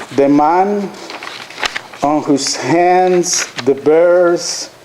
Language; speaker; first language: English; non-native, fluent; Spanish